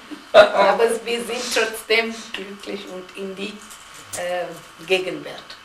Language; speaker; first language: German; non-native, fluent; Gujarati